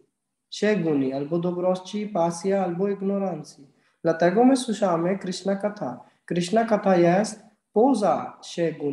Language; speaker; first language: Polish; non-native, learner; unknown